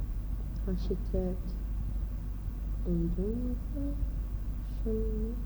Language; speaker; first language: French; non-native, learner; English